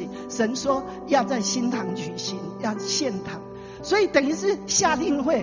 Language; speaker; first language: Chinese; native; Chinese